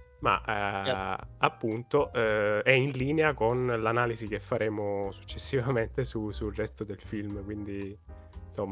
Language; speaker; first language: Italian; native; Italian